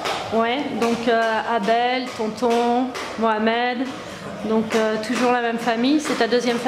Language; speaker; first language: French; native; French